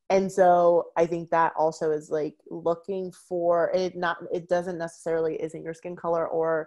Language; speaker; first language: English; native; English